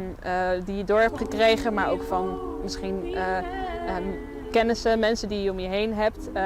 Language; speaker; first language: Dutch; native; Dutch